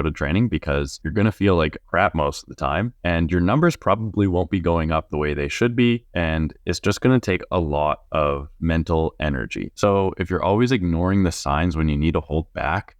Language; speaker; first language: English; native; English